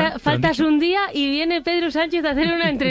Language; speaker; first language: Spanish; native; Spanish